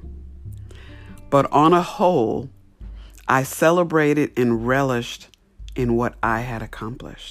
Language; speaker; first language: English; native; English